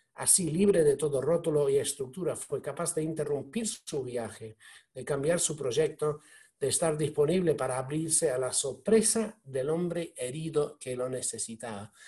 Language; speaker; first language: Spanish; non-native, fluent; English